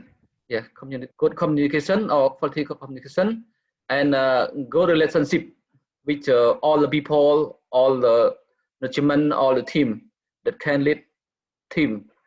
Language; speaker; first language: English; non-native, learner; Khmer